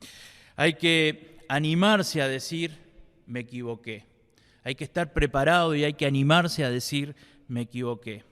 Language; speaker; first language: Spanish; native; Spanish